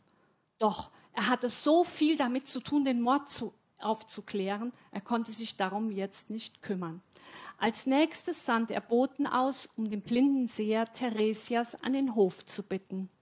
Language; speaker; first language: German; native; German